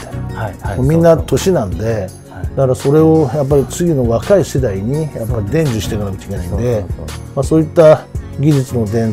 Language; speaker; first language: Japanese; native; Japanese